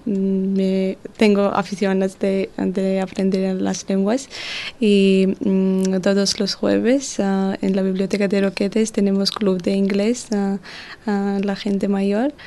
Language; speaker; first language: Spanish; non-native, learner; Georgian